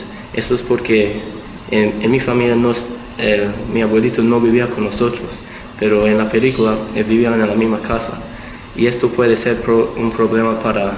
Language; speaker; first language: Spanish; early bilingual, heritage; Spanish